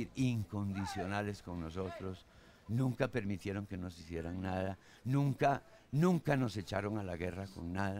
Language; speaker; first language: Spanish; early bilingual, other home language; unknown